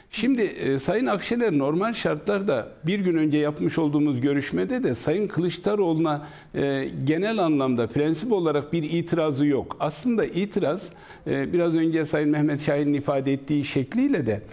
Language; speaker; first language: Turkish; native; Turkish